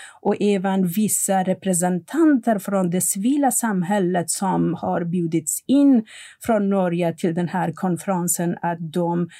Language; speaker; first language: Swedish; non-native, fluent; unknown